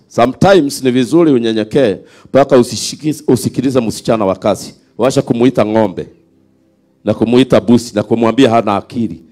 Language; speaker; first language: Swahili; non-native, local second language; Kikuyu